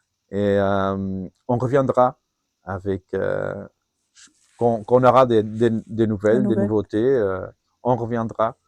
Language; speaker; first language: French; non-native, fluent; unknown